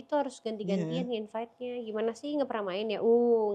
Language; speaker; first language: Indonesian; native; Indonesian